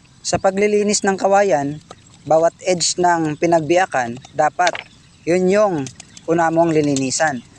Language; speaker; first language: Filipino; non-native, local second language; Cebuano